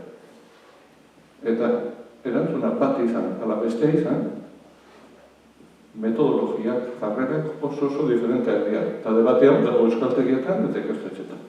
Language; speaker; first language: Basque; native; Basque